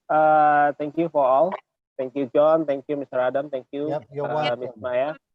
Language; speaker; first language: English; non-native, learner; Indonesian